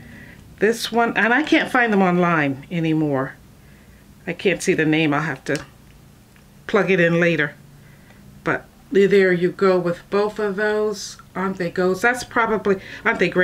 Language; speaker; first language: English; native; English